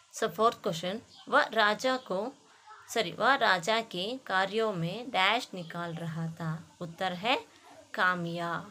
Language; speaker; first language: Hindi; non-native, local second language; Kannada